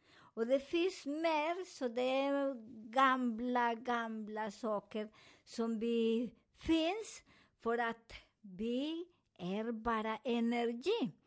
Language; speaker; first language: Swedish; non-native, learner; Spanish